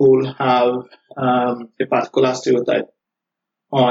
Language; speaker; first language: English; non-native, local second language; Yoruba